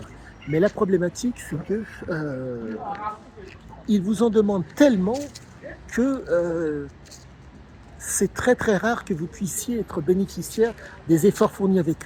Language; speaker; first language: French; native; French